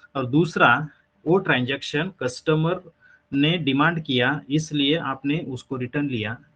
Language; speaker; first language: Hindi; non-native, local second language; Marathi